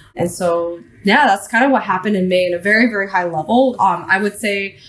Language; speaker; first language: English; native; English